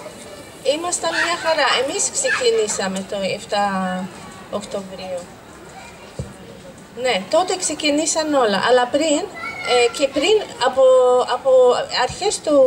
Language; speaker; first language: Greek; non-native, fluent; Arabic